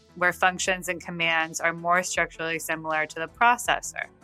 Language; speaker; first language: English; native; English